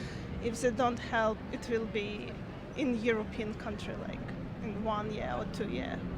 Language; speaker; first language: English; non-native, learner; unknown